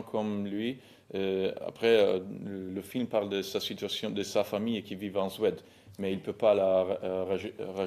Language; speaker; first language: French; non-native, fluent; Italian